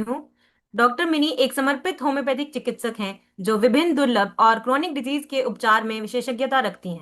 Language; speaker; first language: Hindi; native; Hindi